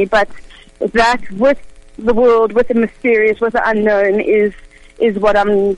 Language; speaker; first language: English; early bilingual, other home language; Hebrew